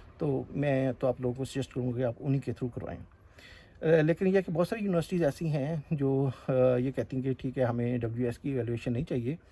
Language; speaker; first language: Urdu; non-native, local second language; Punjabi